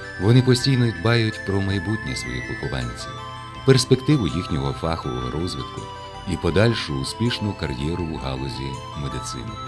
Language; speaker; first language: Ukrainian; native; Ukrainian